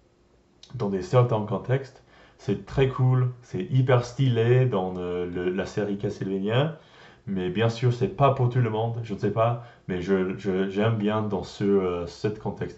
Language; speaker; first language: French; non-native, learner; English